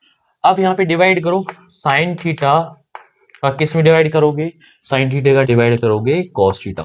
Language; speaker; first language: Hindi; native; Hindi